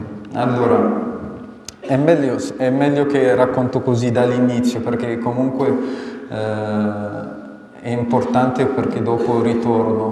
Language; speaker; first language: Italian; non-native, fluent; Amharic